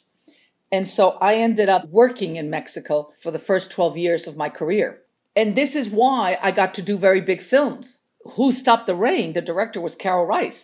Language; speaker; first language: English; non-native, fluent; Spanish